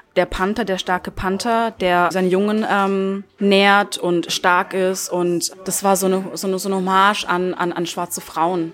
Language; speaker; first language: German; early bilingual, other home language; Turkish